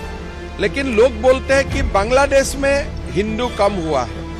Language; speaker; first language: Hindi; non-native, local second language; Assamese